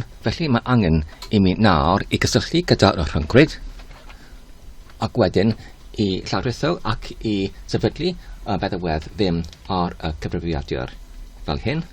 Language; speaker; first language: Welsh; non-native, learner; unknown